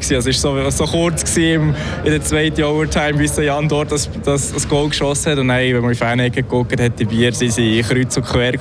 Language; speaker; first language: German; native; German